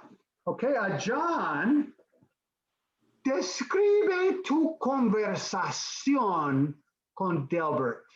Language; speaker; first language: Spanish; non-native, fluent; English